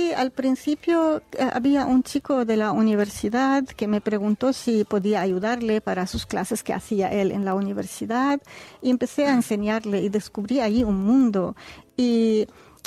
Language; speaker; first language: Spanish; non-native, fluent; Arabic